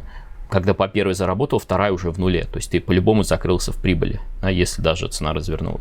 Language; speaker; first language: Russian; native; Russian